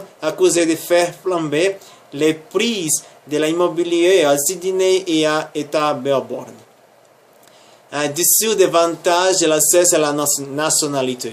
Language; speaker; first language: French; non-native, learner; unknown